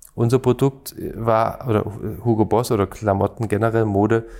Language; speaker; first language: German; native; German